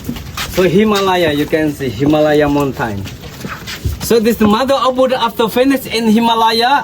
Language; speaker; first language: English; non-native, learner; Indonesian